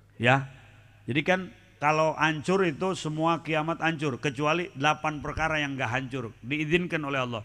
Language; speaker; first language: Indonesian; non-native, local second language; Sundanese